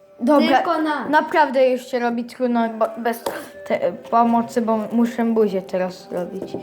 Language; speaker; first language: Polish; early bilingual, heritage; Polish